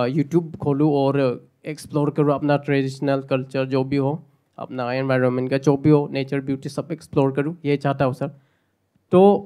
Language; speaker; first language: Hindi; non-native, local second language; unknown